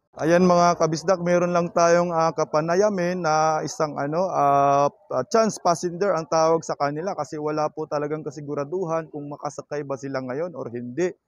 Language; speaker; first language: Filipino; non-native, local second language; Cebuano